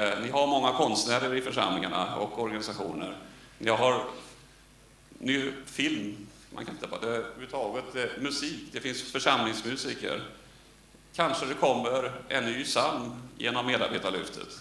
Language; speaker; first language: Swedish; native; Swedish